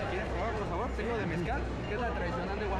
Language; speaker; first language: Spanish; native; Spanish